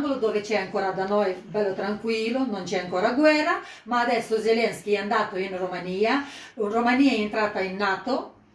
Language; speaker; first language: Italian; non-native, fluent; Ukrainian